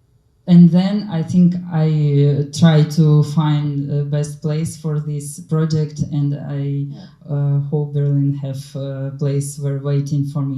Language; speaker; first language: English; non-native, learner; Ukrainian